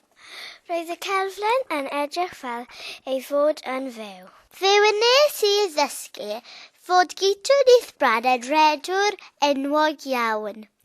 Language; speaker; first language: Welsh; non-native, local second language; English